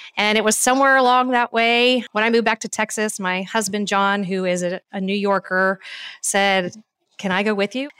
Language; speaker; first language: English; native; English